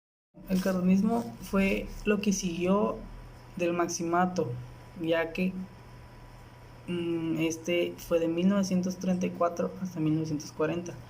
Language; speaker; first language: Spanish; native; Spanish